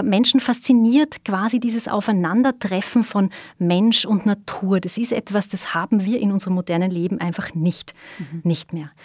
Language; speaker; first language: German; native; German